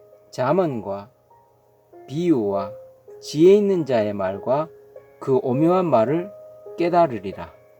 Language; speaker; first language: Korean; native; Korean